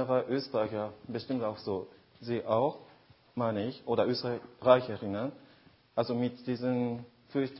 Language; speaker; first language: German; non-native, fluent; Japanese